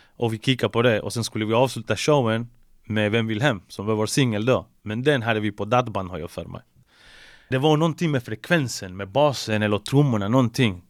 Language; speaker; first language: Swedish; early bilingual, other home language; Spanish